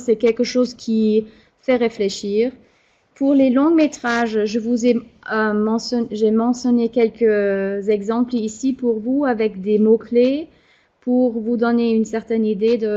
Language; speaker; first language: French; non-native, fluent; German